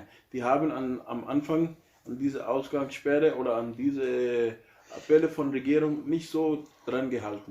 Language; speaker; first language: German; non-native, learner; Urdu